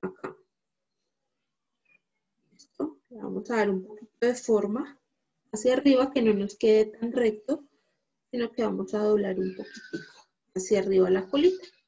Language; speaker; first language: Spanish; native; Spanish